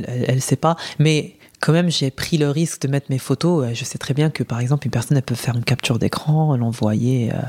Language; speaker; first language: French; non-native, local second language; Arabic